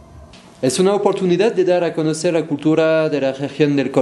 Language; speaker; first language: Spanish; non-native, fluent; French